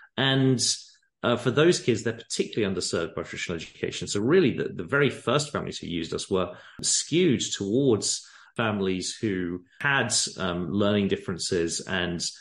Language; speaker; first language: English; native; English